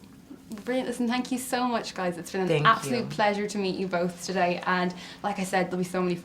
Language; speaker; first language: English; native; English